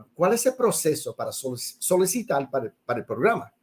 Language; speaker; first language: Spanish; early bilingual, heritage; Spanish